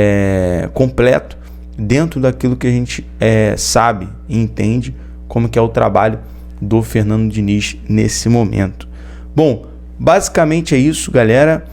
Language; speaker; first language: Portuguese; native; Portuguese